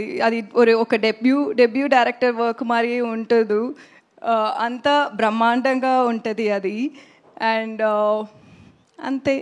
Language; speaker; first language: Telugu; non-native, learner; Tamil